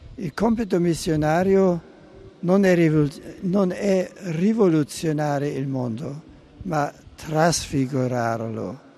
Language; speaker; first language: Italian; non-native, fluent; German